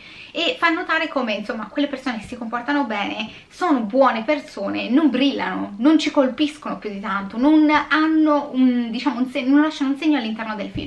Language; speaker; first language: Italian; native; Italian